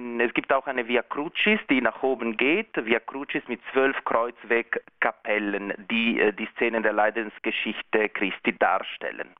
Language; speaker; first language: German; non-native, local second language; Italian